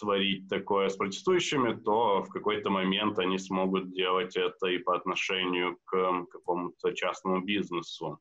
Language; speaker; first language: Russian; native; Russian